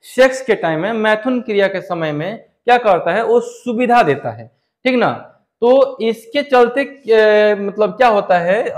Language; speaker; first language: Hindi; native; Hindi